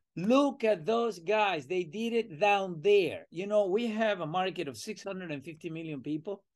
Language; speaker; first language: English; non-native, fluent; Spanish